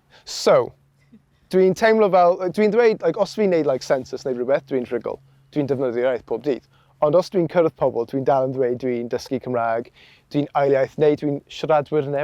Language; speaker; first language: Welsh; non-native, local second language; English